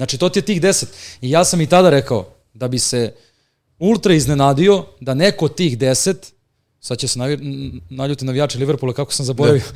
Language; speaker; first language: Serbian; native; Serbian